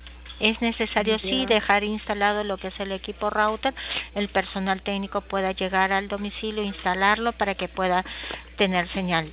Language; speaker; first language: Spanish; native; Spanish